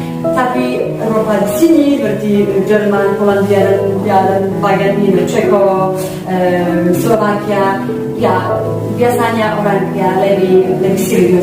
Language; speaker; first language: Indonesian; non-native, fluent; Polish